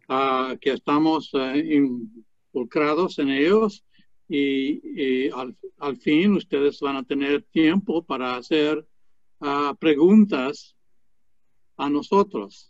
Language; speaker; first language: Spanish; non-native, fluent; English